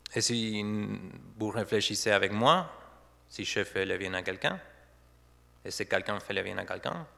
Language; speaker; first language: French; non-native, fluent; Spanish